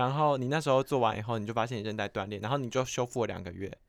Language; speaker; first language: Chinese; native; Chinese